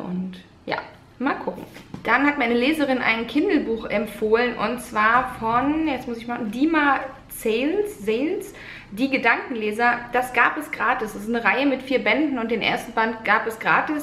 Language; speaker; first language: German; native; German